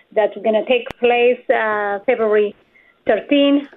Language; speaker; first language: English; non-native, fluent; Amharic